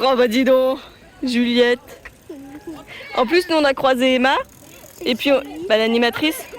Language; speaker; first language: French; native; French